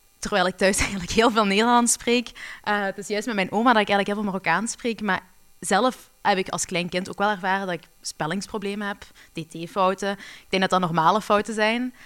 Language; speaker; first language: Dutch; early bilingual, other home language; Arabic